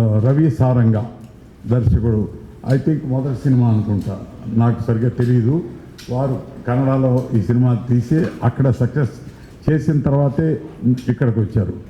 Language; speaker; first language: Telugu; native; Telugu